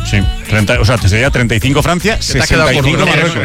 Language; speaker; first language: Spanish; native; Spanish